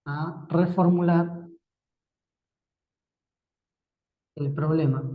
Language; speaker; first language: Spanish; native; Spanish